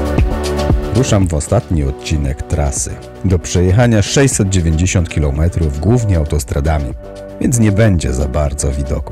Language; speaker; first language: Polish; native; Polish